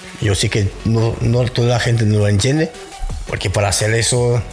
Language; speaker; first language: Spanish; non-native, fluent; French